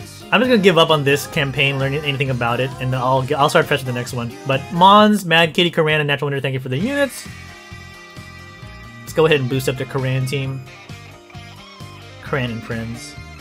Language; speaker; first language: English; native; English